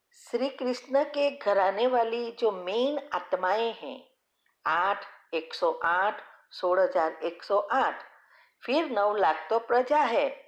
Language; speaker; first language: Hindi; native; Hindi